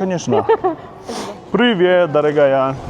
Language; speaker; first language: Russian; non-native, fluent; Mongolian